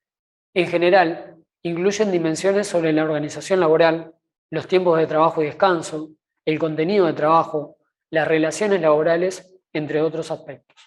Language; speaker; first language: Spanish; native; Spanish